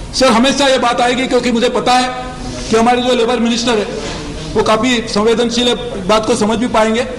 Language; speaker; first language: Hindi; non-native, local second language; Marathi